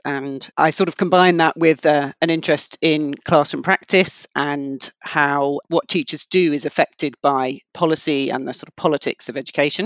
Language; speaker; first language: English; native; English